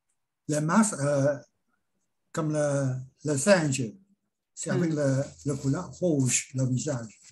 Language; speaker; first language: French; non-native, learner; Chinese